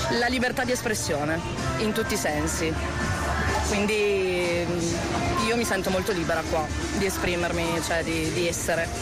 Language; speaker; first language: Italian; non-native, fluent; Portuguese